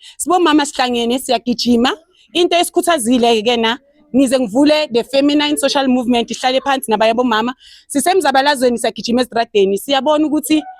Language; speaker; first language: Zulu; native; Zulu